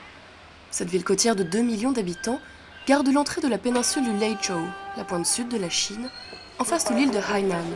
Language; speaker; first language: French; native; French